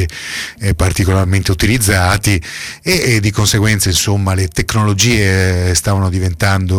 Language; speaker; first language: Italian; native; Italian